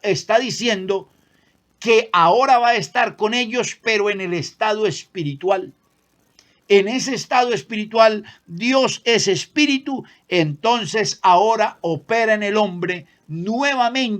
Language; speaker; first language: Spanish; native; Spanish